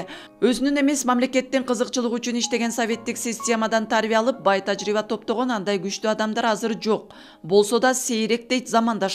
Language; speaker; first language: Kyrgyz; native; Kyrgyz